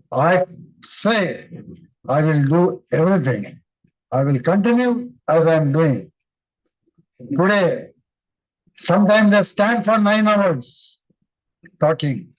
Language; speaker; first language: English; non-native, local second language; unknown